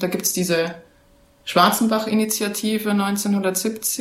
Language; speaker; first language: German; native; German